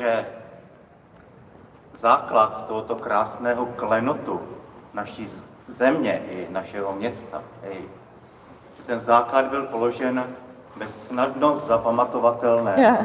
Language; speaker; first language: Czech; native; Czech